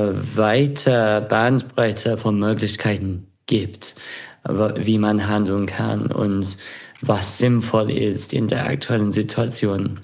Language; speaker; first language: German; non-native, fluent; English